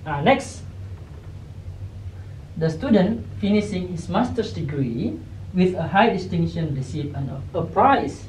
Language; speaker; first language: English; non-native, fluent; Indonesian